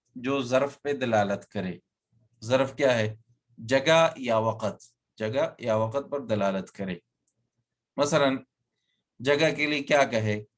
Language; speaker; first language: Urdu; non-native, local second language; Pashto